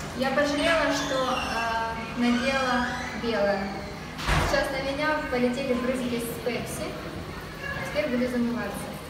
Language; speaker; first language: Russian; native; Russian